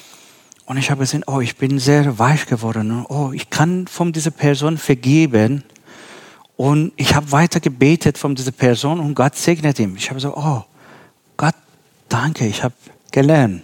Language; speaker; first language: German; non-native, learner; Persian